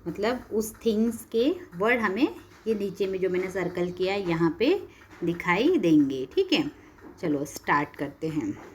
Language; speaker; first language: Hindi; non-native, local second language; Marathi